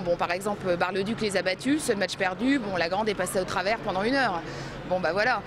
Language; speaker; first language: French; native; French